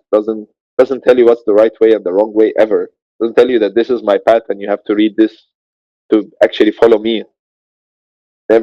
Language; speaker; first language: English; non-native, fluent; Arabic